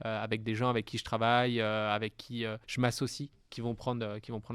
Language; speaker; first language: French; native; French